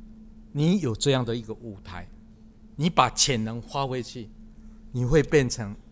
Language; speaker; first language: Chinese; non-native, local second language; Min Nan Chinese